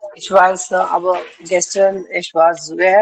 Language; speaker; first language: German; non-native, learner; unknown